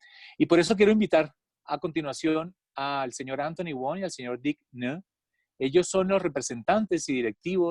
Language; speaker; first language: Spanish; native; Spanish